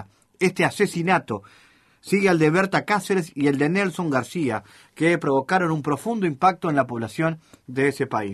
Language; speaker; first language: Spanish; native; Spanish